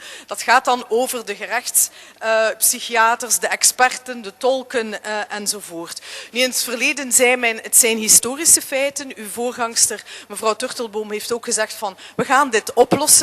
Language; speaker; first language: Dutch; native; Dutch